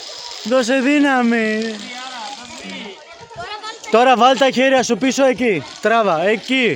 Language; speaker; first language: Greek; non-native, fluent; Armenian